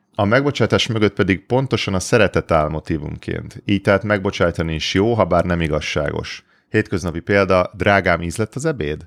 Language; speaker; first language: Hungarian; native; Hungarian